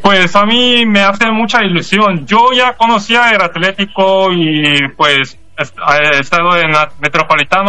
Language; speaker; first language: Spanish; non-native, fluent; Korean